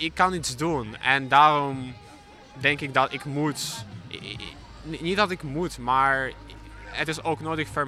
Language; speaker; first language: Dutch; non-native, learner; Ukrainian